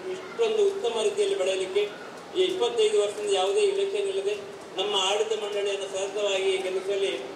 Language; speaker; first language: Kannada; native; Kannada